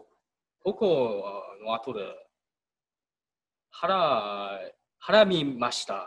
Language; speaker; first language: Japanese; non-native, learner; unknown